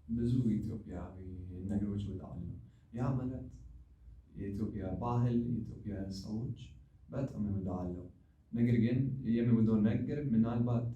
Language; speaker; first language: Amharic; non-native, learner; Arabic